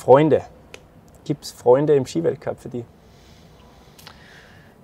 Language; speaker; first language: German; native; German